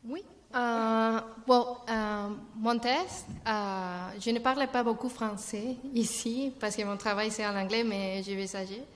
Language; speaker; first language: French; non-native, learner; Spanish